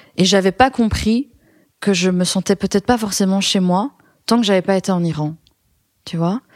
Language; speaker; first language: French; early bilingual, other home language; Persian